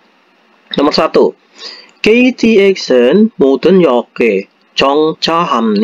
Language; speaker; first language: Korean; non-native, fluent; Indonesian